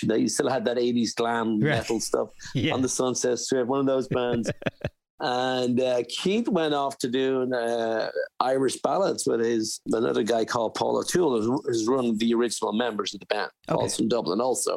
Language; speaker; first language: English; native; English